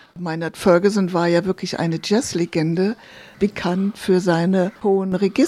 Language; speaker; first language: German; native; German